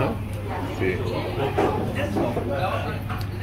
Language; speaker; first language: Spanish; non-native, learner; English